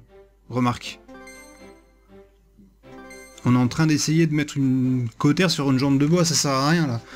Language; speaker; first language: French; native; French